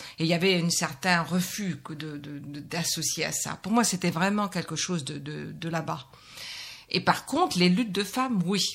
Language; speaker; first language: French; native; French